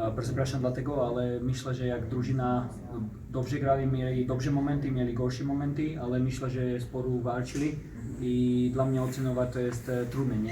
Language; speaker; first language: Polish; non-native, learner; Slovak